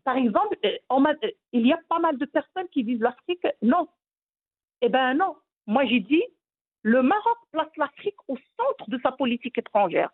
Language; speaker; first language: French; non-native, local second language; Arabic